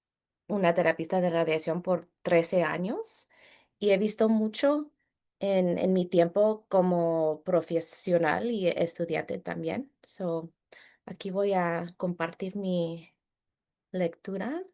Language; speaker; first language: Spanish; early bilingual, heritage; Spanish